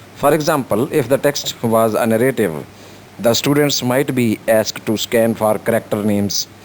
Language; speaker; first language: English; non-native, local second language; Urdu